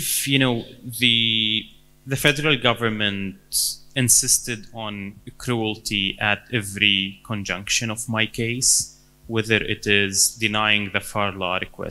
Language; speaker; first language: English; non-native, fluent; Arabic